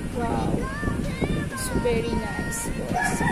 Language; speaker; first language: English; non-native, local second language; Filipino